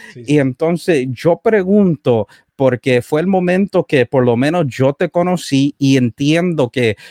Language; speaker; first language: Spanish; early bilingual, heritage; Spanish